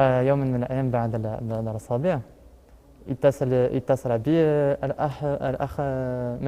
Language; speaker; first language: Arabic; non-native, learner; French